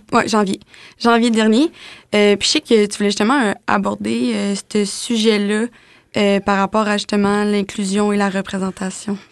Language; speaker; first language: French; native; French